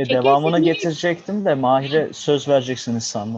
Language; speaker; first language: Turkish; native; Turkish